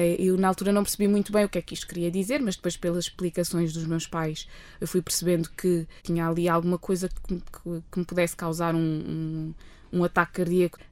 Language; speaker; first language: Portuguese; early bilingual, other home language; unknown